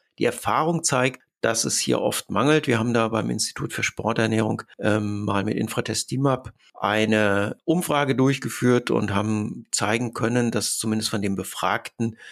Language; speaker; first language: German; native; German